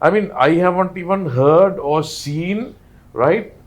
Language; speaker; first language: English; non-native, local second language; Sinhala